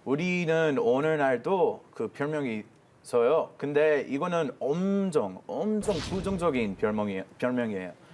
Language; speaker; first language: Korean; non-native, learner; Hebrew